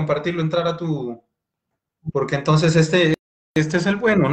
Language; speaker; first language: Spanish; native; Spanish